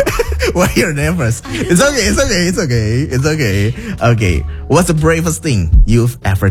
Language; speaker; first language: English; non-native, fluent; Indonesian